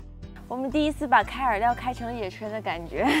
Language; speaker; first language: Chinese; native; Chinese